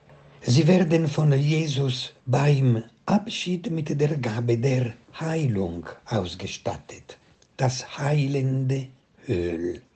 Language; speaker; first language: German; non-native, fluent; Italian